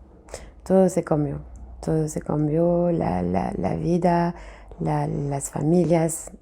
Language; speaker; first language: Spanish; non-native, fluent; French